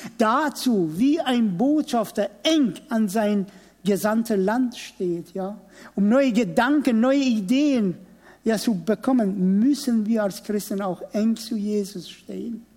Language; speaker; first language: German; non-native, fluent; Persian